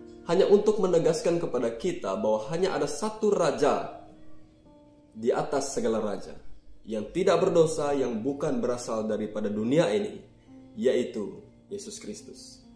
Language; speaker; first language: Indonesian; native; Indonesian